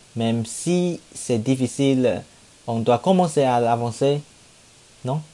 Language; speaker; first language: French; non-native, learner; Chinese